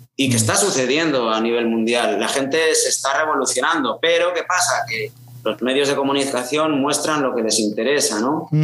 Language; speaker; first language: Spanish; native; Spanish